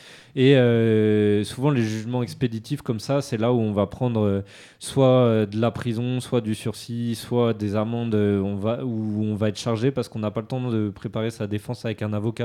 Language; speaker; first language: French; native; French